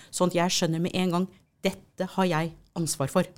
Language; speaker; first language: Norwegian; non-native, fluent; English